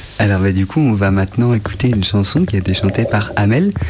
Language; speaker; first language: French; native; French